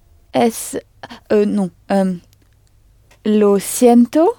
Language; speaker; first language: Spanish; non-native, learner; French